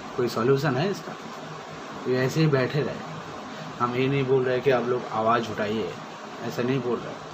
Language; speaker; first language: Hindi; non-native, local second language; Bangla